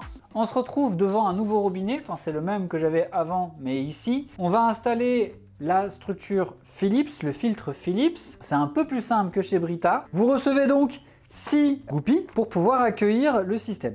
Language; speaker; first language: French; native; French